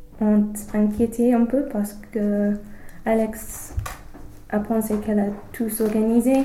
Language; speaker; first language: French; non-native, learner; English